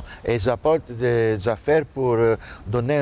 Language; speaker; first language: French; non-native, fluent; Greek